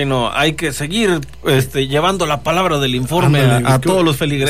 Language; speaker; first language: Spanish; native; Spanish